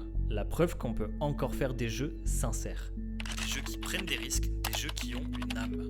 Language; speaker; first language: French; native; French